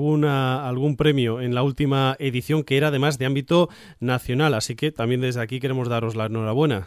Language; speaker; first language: Spanish; native; Spanish